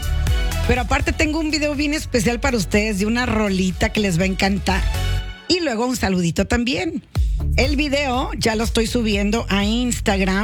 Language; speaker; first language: Spanish; native; Spanish